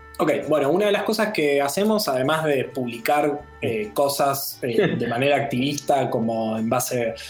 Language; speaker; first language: Spanish; native; Spanish